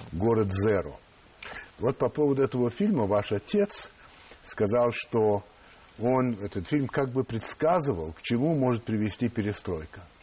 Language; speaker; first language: Russian; non-native, fluent; French